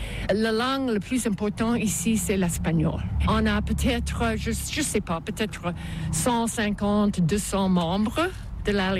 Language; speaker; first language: French; non-native, local second language; English